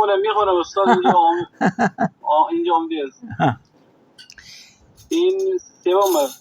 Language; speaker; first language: Persian; non-native, learner; Urdu